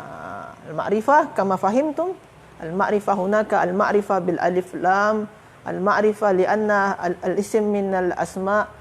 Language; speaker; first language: Arabic; non-native, fluent; Malay